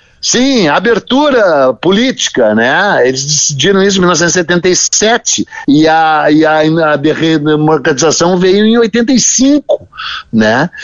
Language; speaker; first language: Portuguese; native; Portuguese